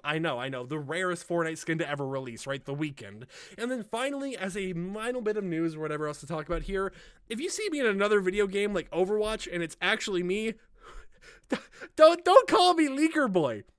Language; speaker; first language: English; native; English